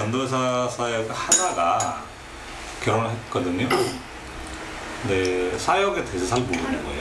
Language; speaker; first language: Korean; non-native, fluent; Nepali